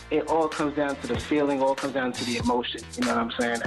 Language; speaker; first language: English; native; English